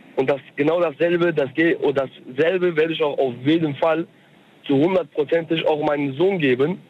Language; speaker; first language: German; early bilingual, other home language; Turkish